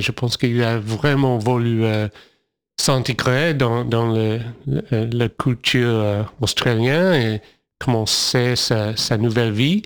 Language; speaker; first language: French; non-native, fluent; English